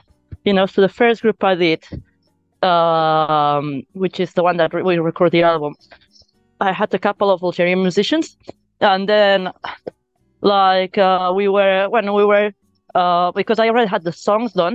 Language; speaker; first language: English; non-native, fluent; Spanish